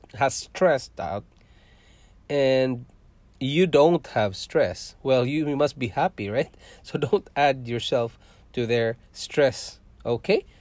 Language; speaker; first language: English; non-native, local second language; Cebuano